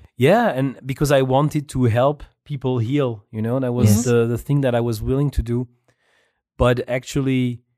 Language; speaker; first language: English; non-native, fluent; French